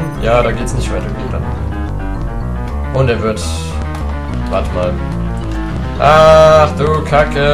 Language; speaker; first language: German; native; German